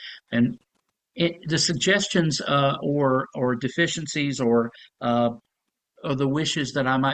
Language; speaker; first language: English; native; English